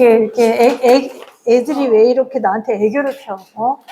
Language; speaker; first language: Korean; native; Korean